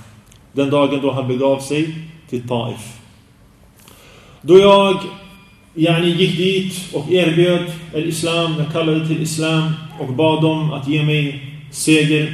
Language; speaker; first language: Swedish; early bilingual, other home language; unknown